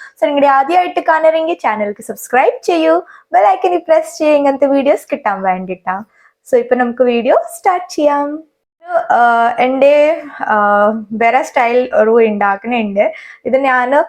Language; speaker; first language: Malayalam; non-native, local second language; Hindi